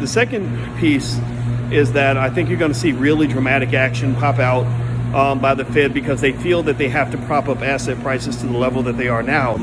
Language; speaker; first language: English; native; English